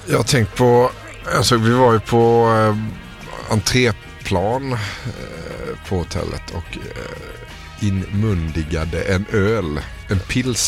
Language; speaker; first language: Swedish; native; Swedish